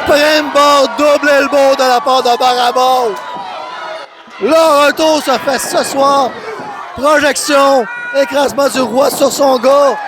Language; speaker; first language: French; native; French